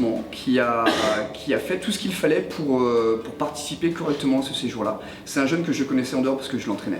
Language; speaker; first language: French; native; French